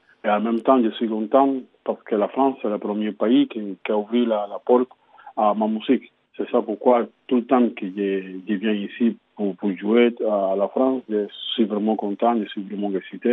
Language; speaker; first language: French; non-native, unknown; Spanish